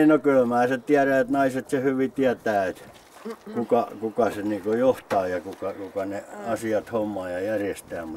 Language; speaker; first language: Finnish; native; Finnish